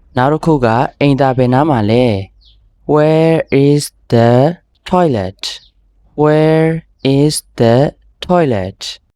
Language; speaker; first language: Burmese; native; Burmese